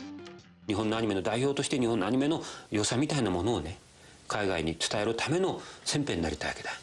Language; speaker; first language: Japanese; native; Japanese